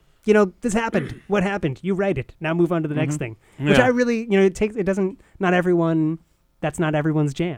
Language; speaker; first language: English; native; English